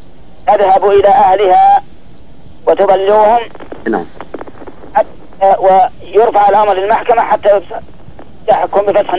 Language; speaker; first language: Arabic; native; Arabic